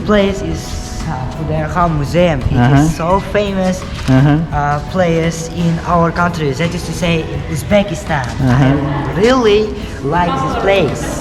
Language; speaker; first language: English; non-native, learner; Uzbek